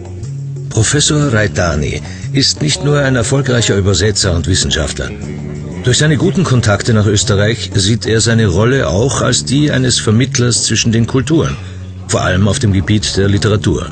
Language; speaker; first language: German; native; German